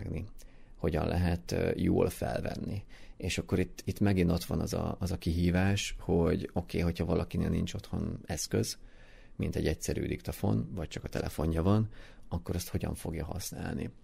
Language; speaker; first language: Hungarian; native; Hungarian